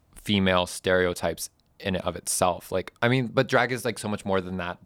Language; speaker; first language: English; native; English